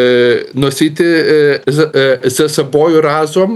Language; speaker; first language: Ukrainian; non-native, learner; Lithuanian